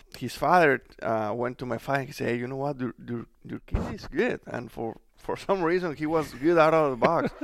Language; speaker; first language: English; non-native, fluent; Spanish